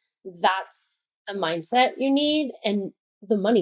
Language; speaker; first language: English; native; English